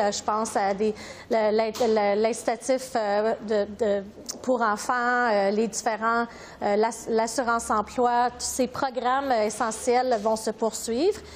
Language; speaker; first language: French; native; French